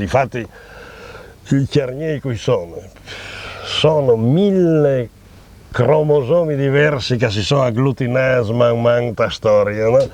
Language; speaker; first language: Italian; non-native, local second language; Friulian